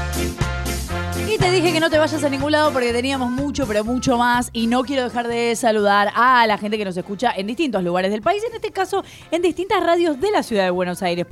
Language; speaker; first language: Spanish; native; Spanish